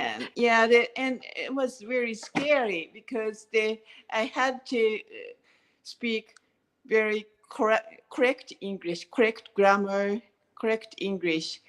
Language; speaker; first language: English; non-native, learner; Japanese